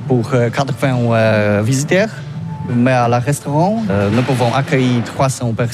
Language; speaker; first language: French; non-native, learner; Polish